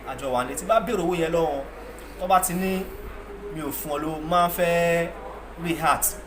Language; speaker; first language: Yoruba; non-native, local second language; Igbo